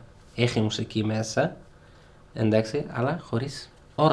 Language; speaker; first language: Greek; non-native, learner; Arabic